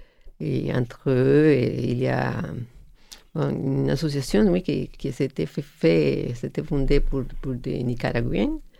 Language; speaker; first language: French; non-native, learner; Spanish